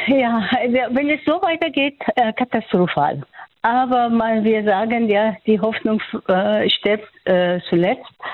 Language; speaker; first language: German; non-native, fluent; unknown